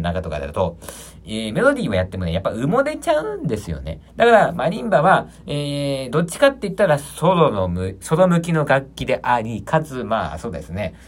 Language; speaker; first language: Japanese; native; Japanese